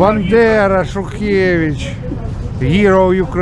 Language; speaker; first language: English; non-native, learner; Ukrainian